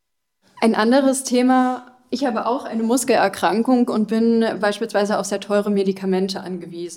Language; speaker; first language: German; native; German